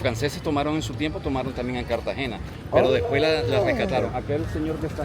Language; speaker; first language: Spanish; native; Spanish